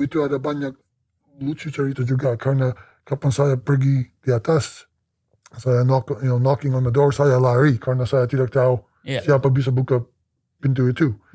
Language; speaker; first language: Indonesian; non-native, learner; English